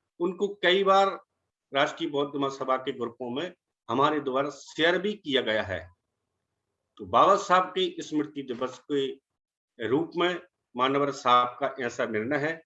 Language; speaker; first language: Hindi; native; Hindi